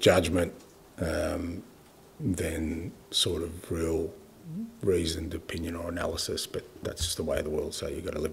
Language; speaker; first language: English; native; English